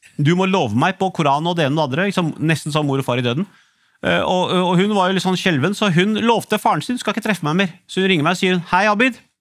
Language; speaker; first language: Norwegian; early bilingual, other home language; Urdu